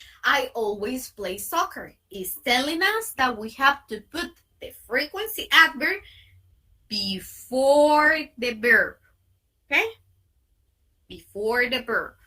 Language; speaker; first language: English; non-native, fluent; Spanish